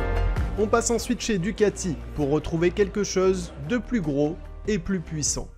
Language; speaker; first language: French; native; French